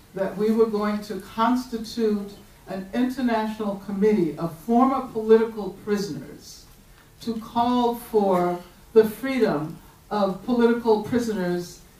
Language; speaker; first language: English; native; English